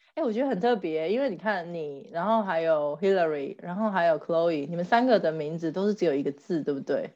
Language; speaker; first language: Chinese; native; Chinese